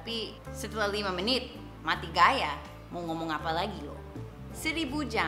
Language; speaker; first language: Indonesian; non-native, fluent; English